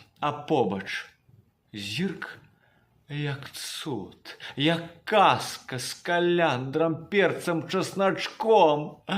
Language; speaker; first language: Belarusian; native; Belarusian